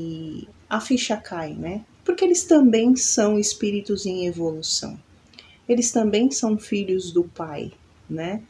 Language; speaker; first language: Portuguese; native; Portuguese